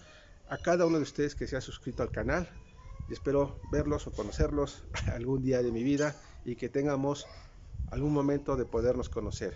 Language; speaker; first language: Spanish; native; Spanish